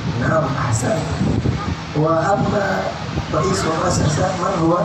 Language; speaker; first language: Arabic; non-native, learner; Indonesian